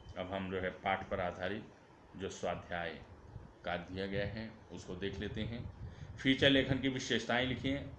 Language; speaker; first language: Hindi; native; Hindi